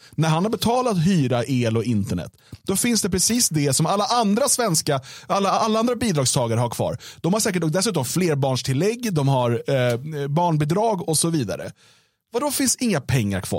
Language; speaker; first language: Swedish; native; Swedish